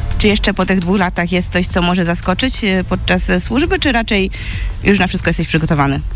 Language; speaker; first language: Polish; native; Polish